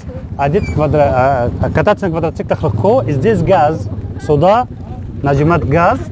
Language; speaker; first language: Russian; non-native, learner; Arabic